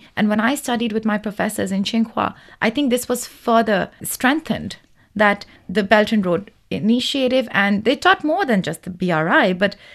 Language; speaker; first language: English; non-native, local second language; Urdu